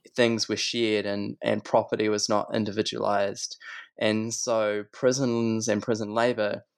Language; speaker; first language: English; native; English